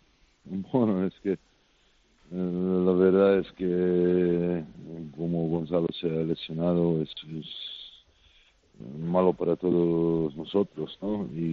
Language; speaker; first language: Spanish; non-native, fluent; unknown